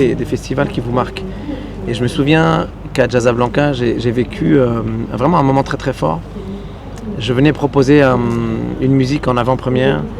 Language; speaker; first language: French; early bilingual, other home language; Arabic